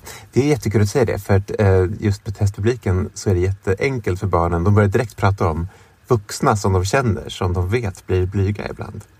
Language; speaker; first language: Swedish; native; Swedish